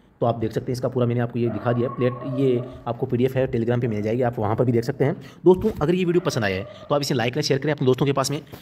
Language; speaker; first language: Hindi; native; Hindi